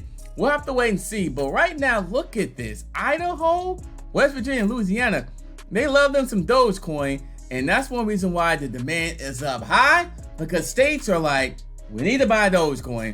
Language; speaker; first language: English; native; English